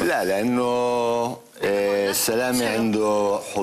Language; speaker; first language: Arabic; native; Arabic